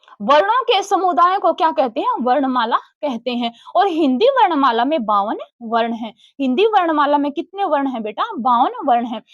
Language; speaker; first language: Hindi; native; Hindi